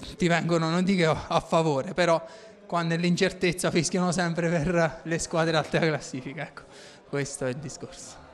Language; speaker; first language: Italian; native; Italian